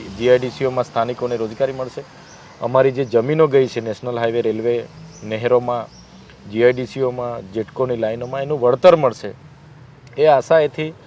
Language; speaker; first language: Gujarati; non-native, local second language; Vasavi